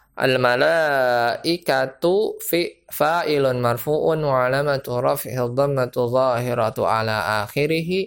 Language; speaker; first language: Arabic; non-native, fluent; Indonesian